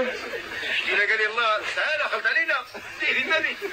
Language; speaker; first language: Arabic; native; Arabic